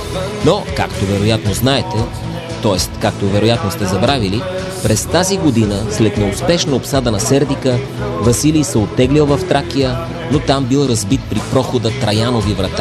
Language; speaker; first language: Bulgarian; native; Bulgarian